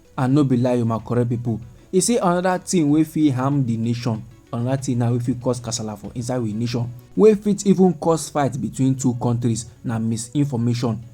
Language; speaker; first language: Nigerian Pidgin; native; Nigerian Pidgin